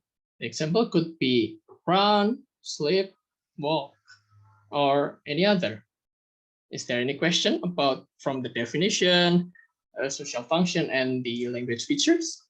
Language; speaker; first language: English; non-native, fluent; Indonesian